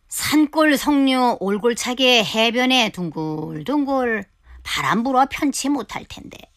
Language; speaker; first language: Korean; native; Korean